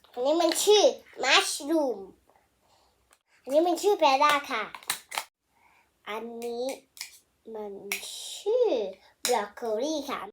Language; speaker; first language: Thai; early bilingual, heritage; Thai